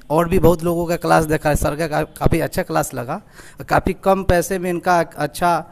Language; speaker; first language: Hindi; native; Hindi